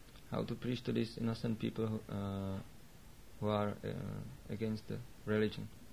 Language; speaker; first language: English; non-native, fluent; Czech